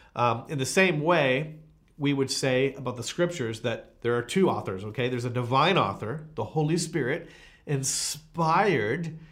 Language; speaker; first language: English; native; English